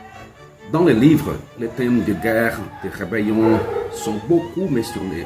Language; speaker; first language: French; non-native, learner; Portuguese